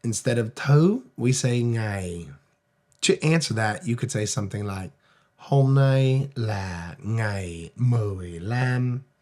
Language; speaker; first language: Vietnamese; non-native, fluent; English